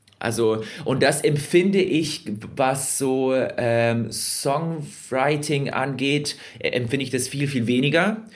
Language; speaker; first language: German; early bilingual, other home language; Russian